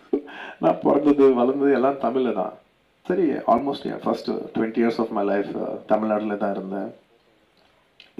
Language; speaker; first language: Tamil; non-native, local second language; Telugu